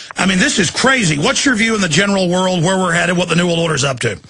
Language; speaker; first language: English; native; English